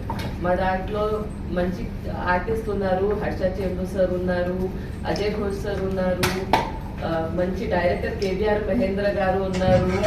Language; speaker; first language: Telugu; non-native, local second language; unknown